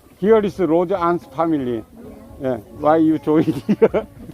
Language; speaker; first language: English; non-native, learner; Korean